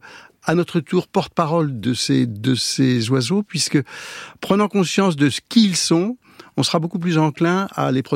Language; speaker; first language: French; native; French